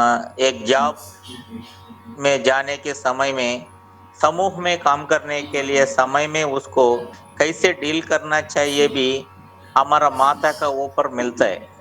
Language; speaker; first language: Hindi; non-native, local second language; Telugu